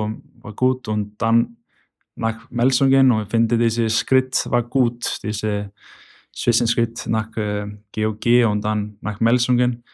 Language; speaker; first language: German; non-native, learner; Icelandic